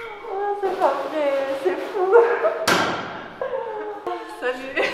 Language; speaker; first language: French; native; French